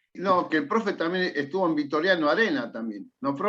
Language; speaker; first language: Spanish; native; Spanish